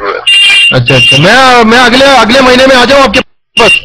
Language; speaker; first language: Hindi; non-native, local second language; Malayalam